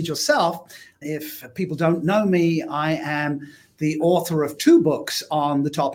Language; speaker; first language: English; native; English